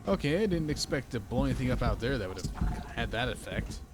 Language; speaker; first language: English; native; English